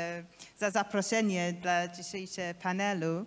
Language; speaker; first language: Polish; non-native, learner; English